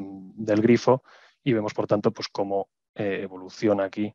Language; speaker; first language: Spanish; native; Spanish